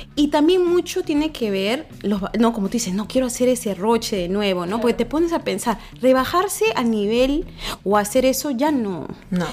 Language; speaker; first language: Spanish; native; Spanish